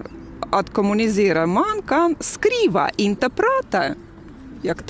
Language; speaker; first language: Swedish; non-native, learner; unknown